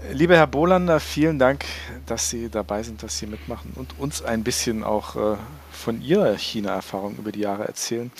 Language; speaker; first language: German; native; German